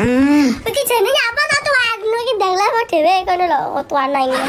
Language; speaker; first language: Vietnamese; non-native, learner; Indonesian